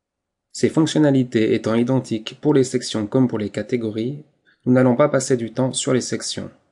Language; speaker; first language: French; native; French